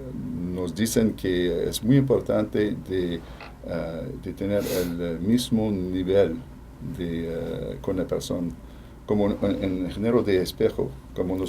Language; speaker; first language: Spanish; non-native, fluent; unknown